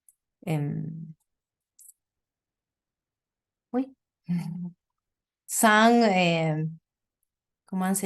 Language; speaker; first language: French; non-native, learner; Spanish